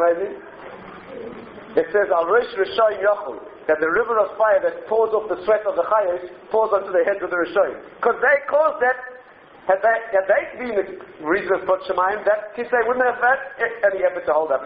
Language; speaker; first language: English; native; English